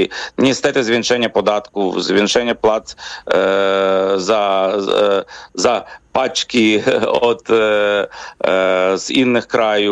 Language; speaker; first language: Polish; non-native, fluent; Ukrainian